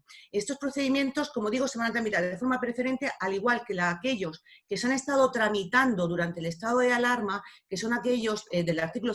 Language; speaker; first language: Spanish; native; Spanish